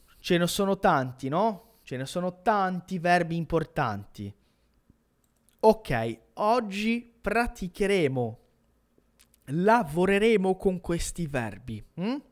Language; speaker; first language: Italian; non-native, fluent; Portuguese